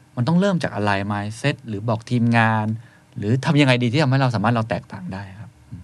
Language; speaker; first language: Thai; native; Thai